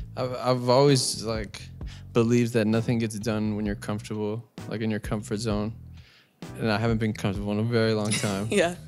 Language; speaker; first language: English; native; English